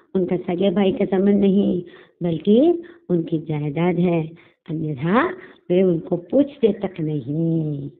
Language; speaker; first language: Hindi; non-native, local second language; Telugu